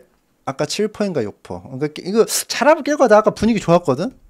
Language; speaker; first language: Korean; native; Korean